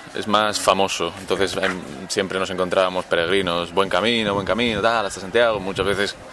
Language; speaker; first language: Spanish; native; Spanish